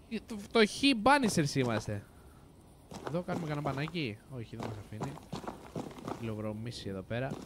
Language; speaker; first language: Greek; native; Greek